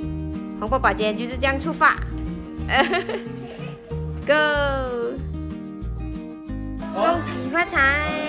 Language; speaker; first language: Chinese; native; Chinese